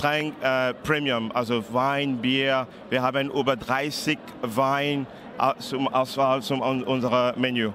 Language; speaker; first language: German; non-native, learner; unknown